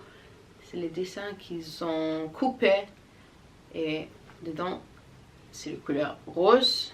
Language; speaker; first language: French; non-native, learner; English